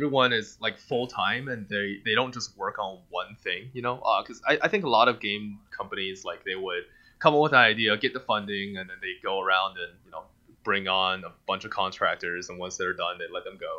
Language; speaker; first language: English; non-native, fluent; Chinese